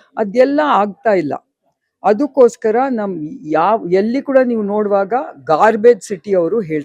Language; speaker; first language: Kannada; non-native, local second language; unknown